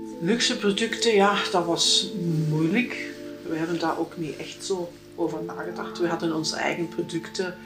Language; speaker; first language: Dutch; non-native, fluent; German